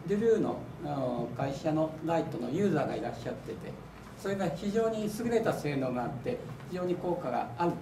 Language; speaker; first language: Japanese; native; Japanese